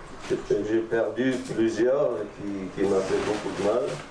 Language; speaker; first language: French; non-native, fluent; English